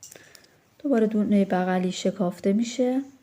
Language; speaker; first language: Persian; native; Persian